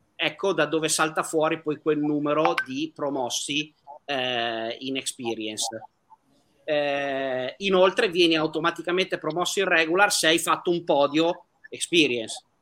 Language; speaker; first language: Italian; native; Italian